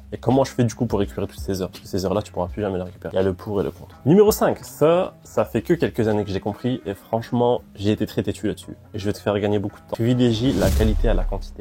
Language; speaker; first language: French; native; French